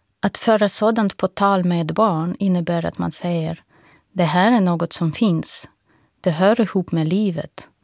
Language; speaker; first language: Swedish; non-native, fluent; Russian